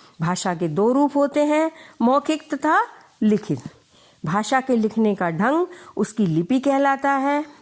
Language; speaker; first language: Hindi; native; Hindi